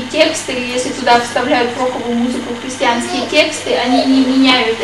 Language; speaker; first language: Russian; native; Russian